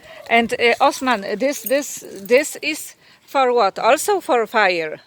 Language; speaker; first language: English; non-native, learner; Polish